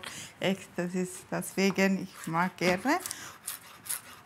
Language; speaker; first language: German; non-native, learner; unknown